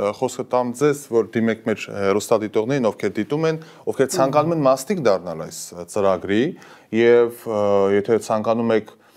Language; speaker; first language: Armenian; native; Armenian